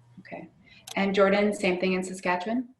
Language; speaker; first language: English; native; English